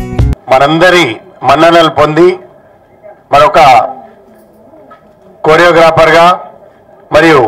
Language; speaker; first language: Telugu; native; Telugu